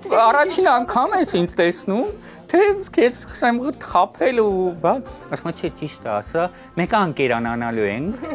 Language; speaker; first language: Armenian; native; Armenian